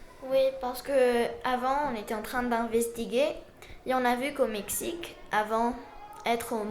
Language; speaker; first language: French; non-native, fluent; Spanish